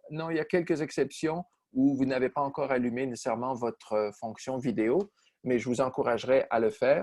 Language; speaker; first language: French; native; French